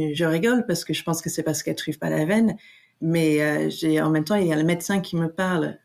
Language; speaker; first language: French; non-native, fluent; English